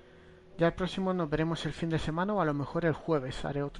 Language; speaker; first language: Spanish; native; Spanish